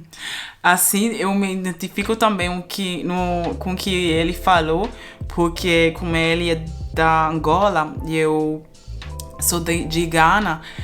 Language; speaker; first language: Portuguese; non-native, fluent; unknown